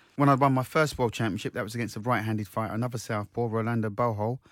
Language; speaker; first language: English; native; English